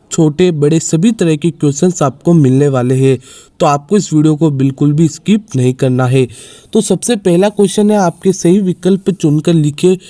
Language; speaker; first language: Hindi; native; Hindi